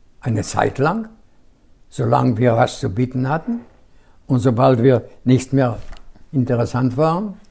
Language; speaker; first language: German; non-native, fluent; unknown